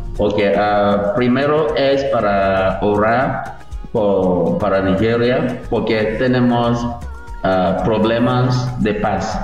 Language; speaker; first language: Spanish; non-native, learner; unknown